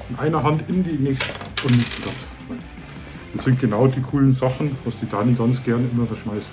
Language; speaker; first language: German; native; German